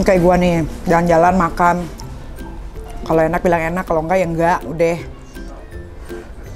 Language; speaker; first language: Indonesian; native; Indonesian